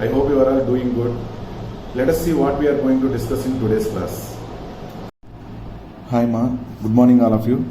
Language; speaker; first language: English; non-native, local second language; Telugu